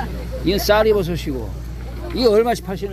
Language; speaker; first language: Korean; native; Korean